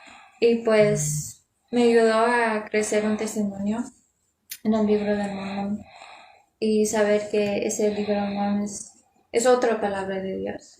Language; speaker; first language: Spanish; non-native, learner; English